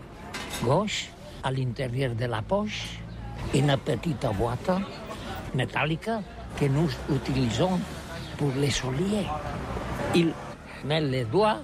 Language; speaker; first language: French; non-native, learner; Catalan